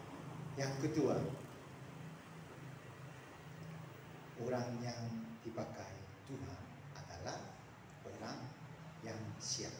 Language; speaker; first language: Indonesian; non-native, fluent; Korean